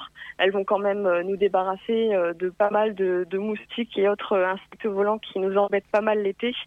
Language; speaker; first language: French; native; French